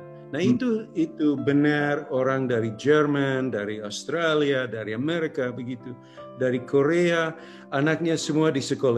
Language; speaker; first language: Indonesian; non-native, local second language; English